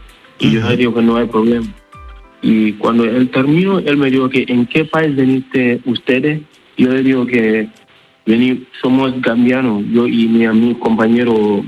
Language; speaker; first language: Spanish; non-native, learner; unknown